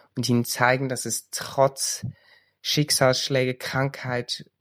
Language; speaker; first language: German; native; German